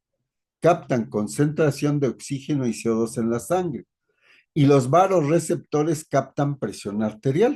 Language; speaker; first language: Spanish; native; Spanish